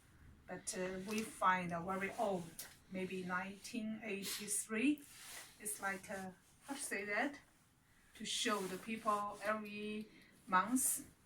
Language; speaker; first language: English; non-native, learner; Chinese